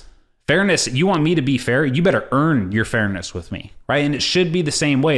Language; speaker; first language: English; native; English